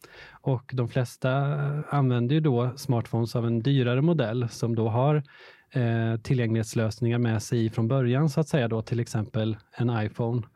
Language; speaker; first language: Swedish; native; Swedish